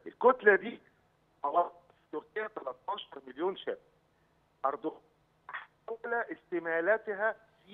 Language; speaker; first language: Arabic; native; Arabic